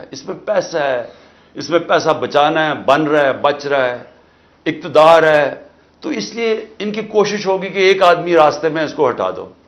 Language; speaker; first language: Urdu; native; Urdu